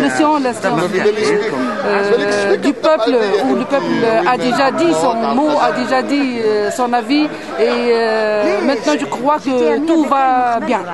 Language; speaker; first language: French; non-native, local second language; Arabic